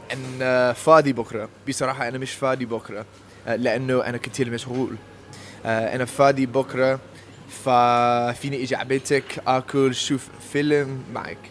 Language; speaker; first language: Arabic; non-native, learner; English